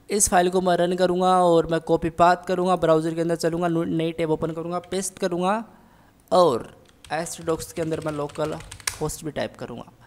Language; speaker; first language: Hindi; native; Hindi